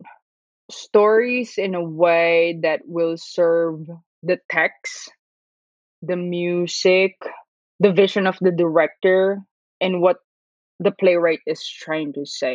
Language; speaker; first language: English; non-native, local second language; Filipino